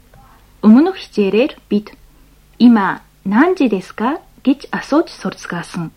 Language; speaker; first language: Mongolian; non-native, fluent; Japanese